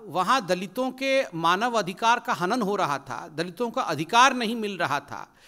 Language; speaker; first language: Hindi; native; Hindi